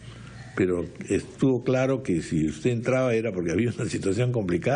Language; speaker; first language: Spanish; native; Spanish